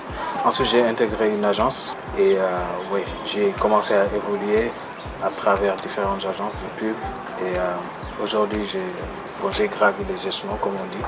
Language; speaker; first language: French; non-native, local second language; Wolof